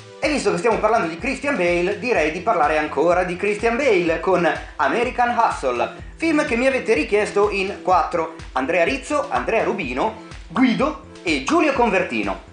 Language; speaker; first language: Italian; native; Italian